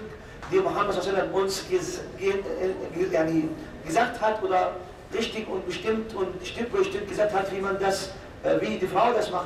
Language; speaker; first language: German; non-native, fluent; Arabic